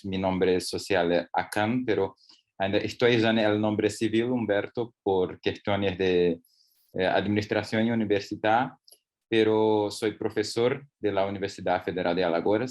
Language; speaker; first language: Spanish; non-native, learner; Portuguese